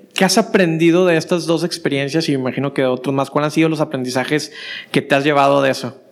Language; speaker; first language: Spanish; native; Spanish